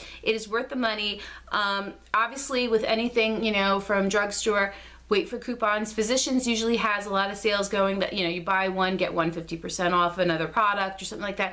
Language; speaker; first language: English; native; English